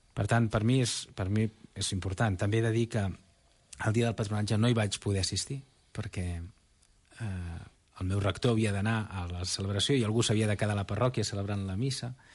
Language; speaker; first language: Catalan; native; Catalan